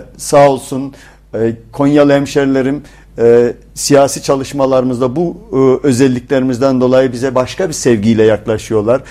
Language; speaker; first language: Turkish; native; Turkish